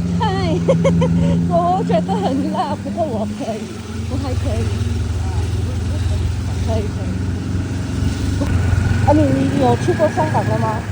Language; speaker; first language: Chinese; non-native, learner; Filipino